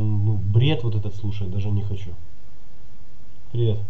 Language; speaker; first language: Russian; native; Russian